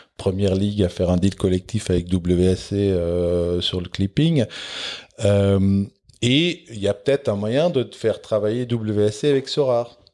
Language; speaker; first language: French; non-native, local second language; Dutch